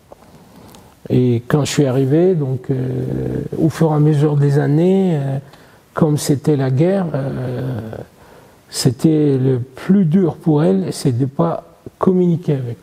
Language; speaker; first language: French; non-native, fluent; Arabic